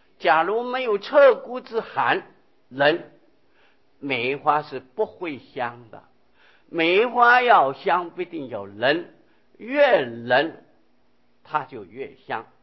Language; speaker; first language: Chinese; non-native, local second language; Hakka Chinese